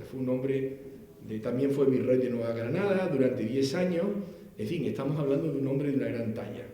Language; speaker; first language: Spanish; native; Spanish